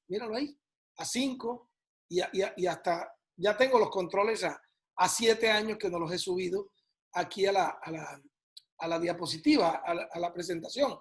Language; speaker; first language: Spanish; native; Spanish